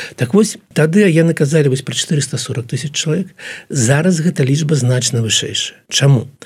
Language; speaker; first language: Belarusian; native; Belarusian